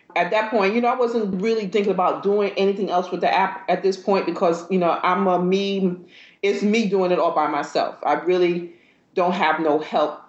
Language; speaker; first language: English; native; English